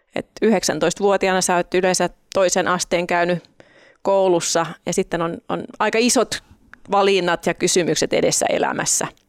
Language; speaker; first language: Finnish; non-native, local second language; Swedish